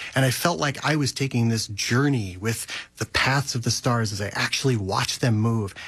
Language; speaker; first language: English; native; English